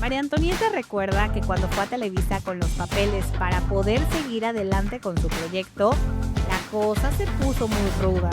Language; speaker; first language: Spanish; native; Spanish